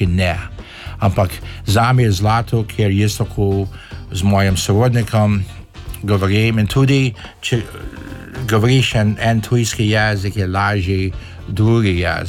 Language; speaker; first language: Slovenian; early bilingual, heritage; Slovenian